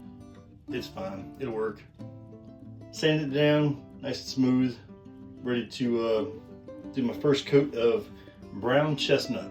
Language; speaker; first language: English; native; English